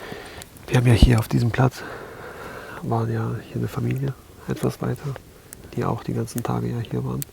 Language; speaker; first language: German; native; German